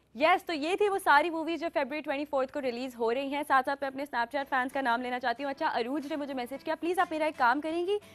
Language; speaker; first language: Urdu; native; Urdu